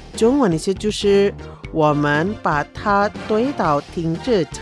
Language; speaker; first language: Chinese; early bilingual, heritage; Chinese